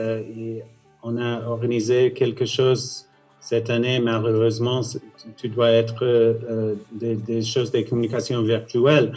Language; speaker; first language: French; non-native, fluent; English